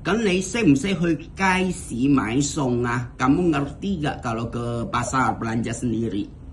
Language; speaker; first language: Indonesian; non-native, fluent; Cantonese